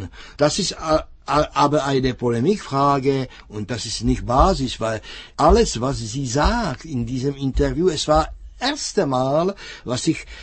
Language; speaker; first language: German; non-native, fluent; Czech